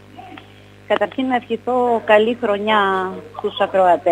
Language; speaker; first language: Greek; native; Greek